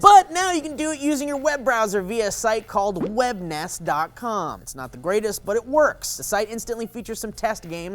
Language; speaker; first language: English; native; English